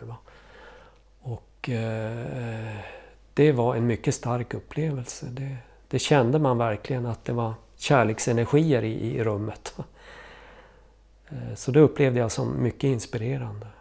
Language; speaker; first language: Swedish; native; Swedish